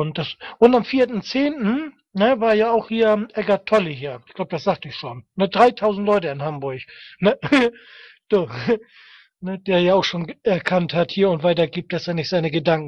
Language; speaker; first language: German; native; German